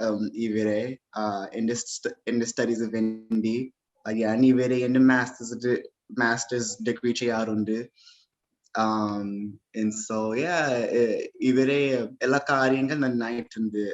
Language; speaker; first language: Malayalam; non-native, learner; English